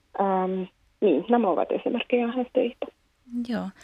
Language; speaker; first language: Finnish; non-native, fluent; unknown